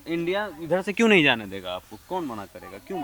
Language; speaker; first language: Hindi; native; Hindi